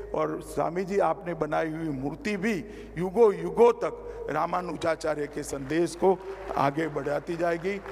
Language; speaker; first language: Hindi; non-native, local second language; Gujarati